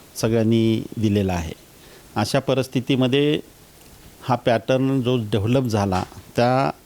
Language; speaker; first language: Marathi; native; Marathi